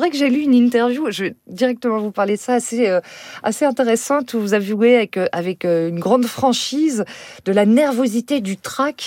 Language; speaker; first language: French; native; French